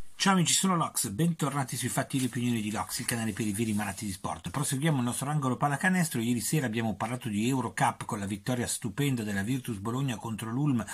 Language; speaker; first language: Italian; native; Italian